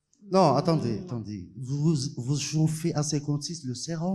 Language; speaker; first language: French; non-native, local second language; Arabic